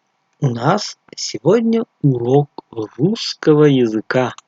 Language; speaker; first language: Russian; non-native, fluent; Tajik